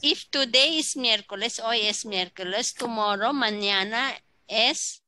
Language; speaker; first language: Spanish; non-native, fluent; Filipino